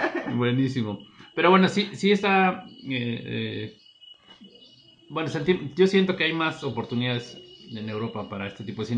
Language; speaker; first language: Spanish; native; Spanish